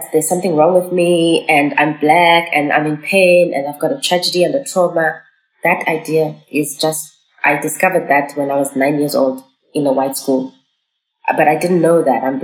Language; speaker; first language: English; non-native, local second language; Xhosa